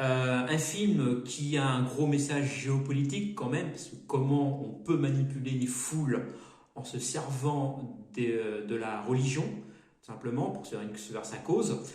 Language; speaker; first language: French; native; French